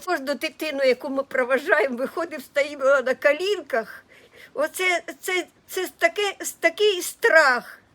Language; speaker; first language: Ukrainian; native; Ukrainian